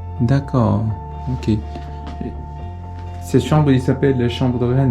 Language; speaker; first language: French; non-native, learner; Korean